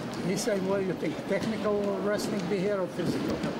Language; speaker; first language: English; non-native, learner; Russian